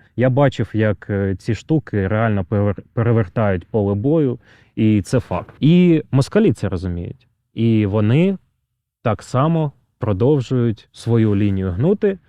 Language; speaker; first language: Ukrainian; native; Ukrainian